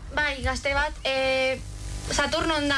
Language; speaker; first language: Basque; non-native, local second language; Spanish